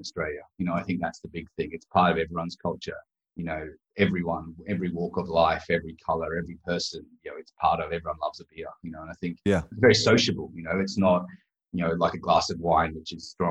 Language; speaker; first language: English; native; English